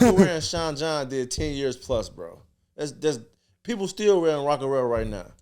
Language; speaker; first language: English; native; English